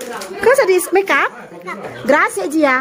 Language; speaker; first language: Italian; non-native, learner; Indonesian